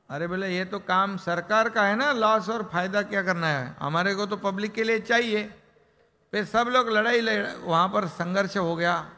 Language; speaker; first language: Hindi; non-native, local second language; Marathi